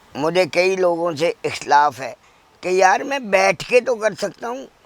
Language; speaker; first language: Urdu; non-native, local second language; Punjabi